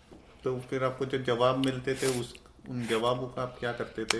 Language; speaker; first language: Hindi; native; Hindi